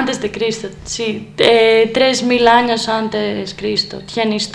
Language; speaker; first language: Spanish; non-native, learner; Greek